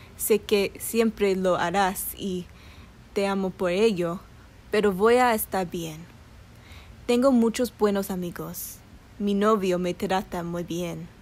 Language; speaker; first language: Spanish; early bilingual, heritage; English